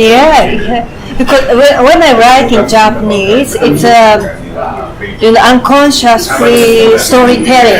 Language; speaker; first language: English; non-native, fluent; Japanese